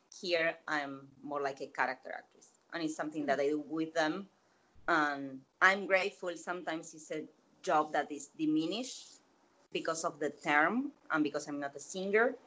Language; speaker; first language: English; non-native, fluent; Spanish